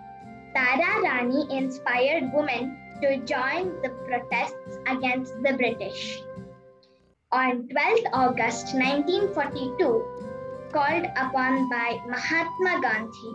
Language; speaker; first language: English; non-native, local second language; Kannada